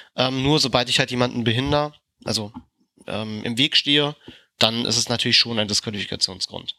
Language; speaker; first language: German; native; German